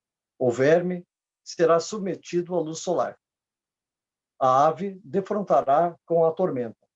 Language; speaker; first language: Portuguese; native; Portuguese